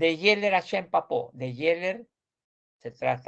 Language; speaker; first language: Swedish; non-native, fluent; Spanish